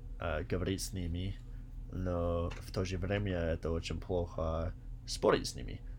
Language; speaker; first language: Russian; non-native, learner; English